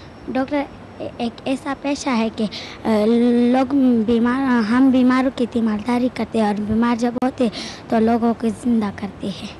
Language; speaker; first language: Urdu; non-native, local second language; Pashto